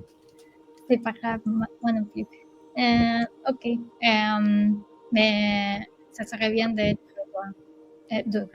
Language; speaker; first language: French; non-native, learner; Spanish